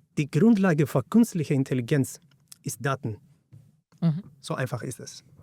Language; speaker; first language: German; non-native, fluent; Greek